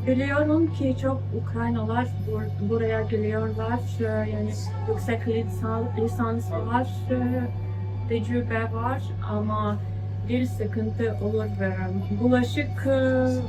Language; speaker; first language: Turkish; non-native, learner; Ukrainian